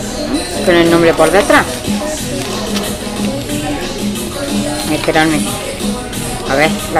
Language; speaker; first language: Spanish; native; Spanish